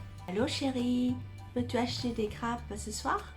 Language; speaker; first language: French; non-native, fluent; Vietnamese